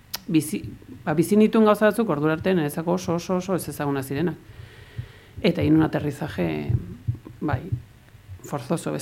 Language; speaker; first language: Basque; early bilingual, heritage; Spanish